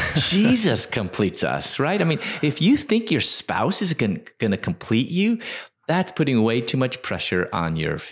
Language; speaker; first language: English; native; English